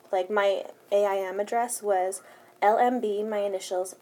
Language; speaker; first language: English; early bilingual, other home language; Spanish